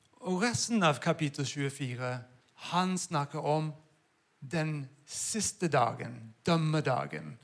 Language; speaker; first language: Norwegian; non-native, fluent; English